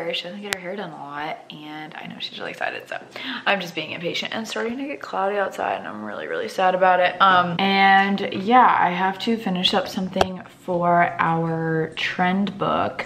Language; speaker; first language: English; native; English